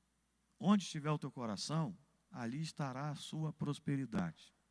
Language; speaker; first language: Portuguese; native; Portuguese